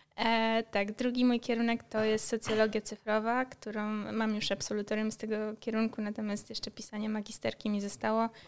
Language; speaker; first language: Polish; native; Polish